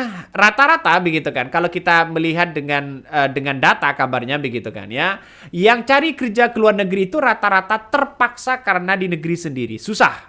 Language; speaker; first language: Indonesian; native; Indonesian